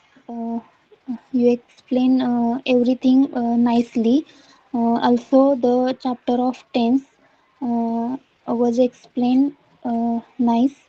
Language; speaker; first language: English; non-native, learner; Marathi